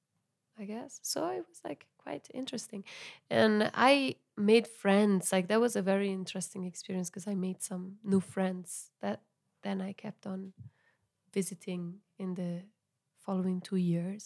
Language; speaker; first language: English; non-native, fluent; Italian